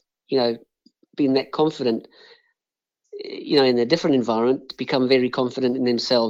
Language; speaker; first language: English; native; English